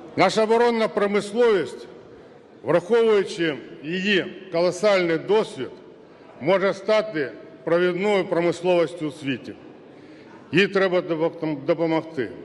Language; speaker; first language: Ukrainian; non-native, local second language; Russian